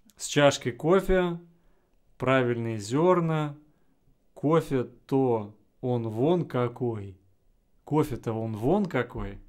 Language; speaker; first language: Russian; native; Russian